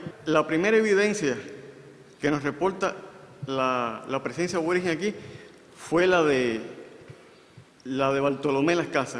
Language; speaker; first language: Spanish; native; Spanish